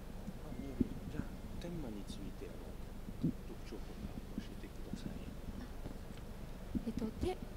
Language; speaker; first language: Japanese; non-native, fluent; French